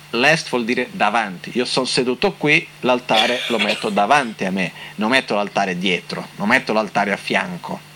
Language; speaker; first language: Italian; non-native, fluent; Portuguese